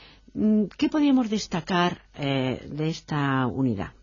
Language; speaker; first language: Spanish; native; Spanish